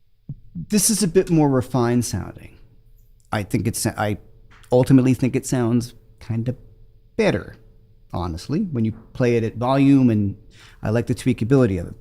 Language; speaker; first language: English; native; English